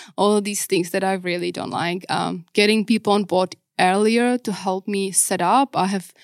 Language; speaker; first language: English; non-native, fluent; Czech